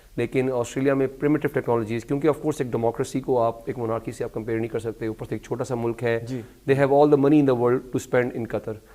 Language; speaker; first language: Urdu; native; Urdu